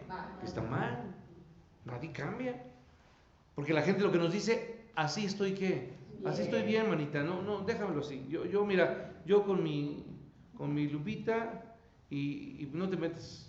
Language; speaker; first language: Spanish; native; Spanish